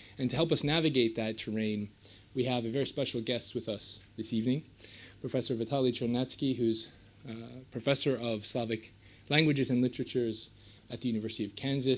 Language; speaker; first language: English; native; English